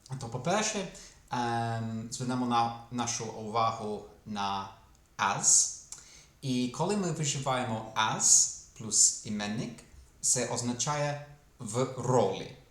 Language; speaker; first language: Ukrainian; non-native, fluent; English